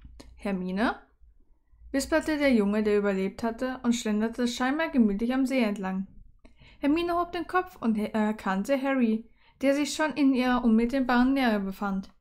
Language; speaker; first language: German; native; German